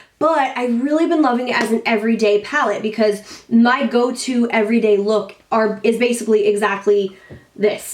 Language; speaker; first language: English; native; English